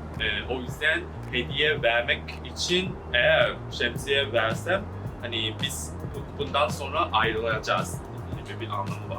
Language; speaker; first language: Turkish; non-native, learner; Chinese